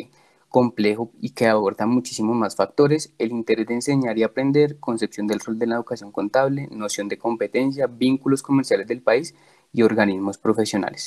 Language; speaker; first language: Spanish; native; Spanish